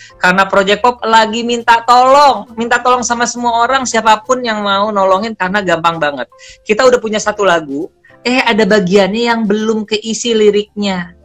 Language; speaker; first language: Indonesian; native; Indonesian